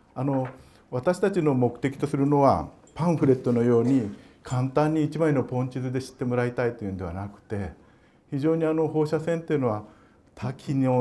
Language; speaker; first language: Japanese; native; Japanese